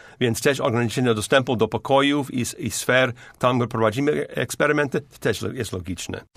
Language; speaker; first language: Polish; non-native, fluent; English